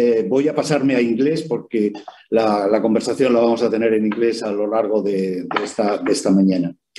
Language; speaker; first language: Spanish; native; Spanish